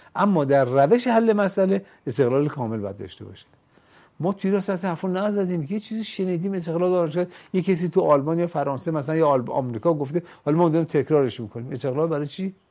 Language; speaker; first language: Persian; native; Persian